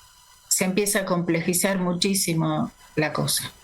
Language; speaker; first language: Spanish; native; Spanish